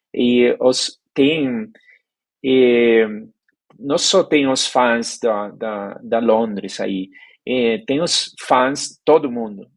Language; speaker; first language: Portuguese; non-native, fluent; Spanish